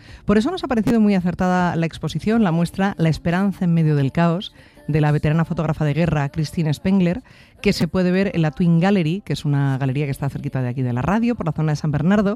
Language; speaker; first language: Spanish; native; Spanish